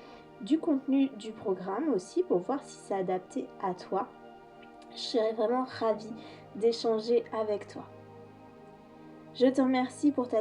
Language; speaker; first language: French; native; French